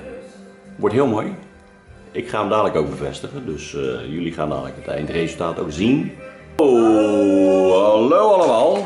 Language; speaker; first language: Dutch; native; Dutch